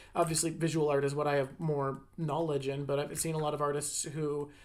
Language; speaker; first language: English; native; English